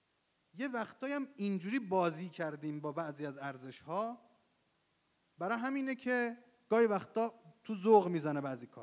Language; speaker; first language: Persian; native; Persian